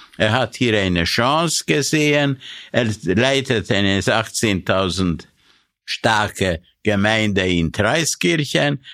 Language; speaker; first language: German; non-native, fluent; Hungarian